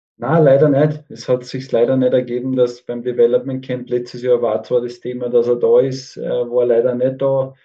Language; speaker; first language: German; native; German